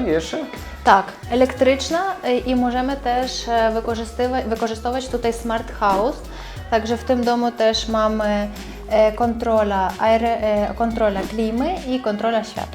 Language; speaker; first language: Polish; non-native, fluent; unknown